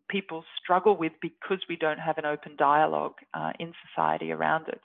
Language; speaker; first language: English; native; English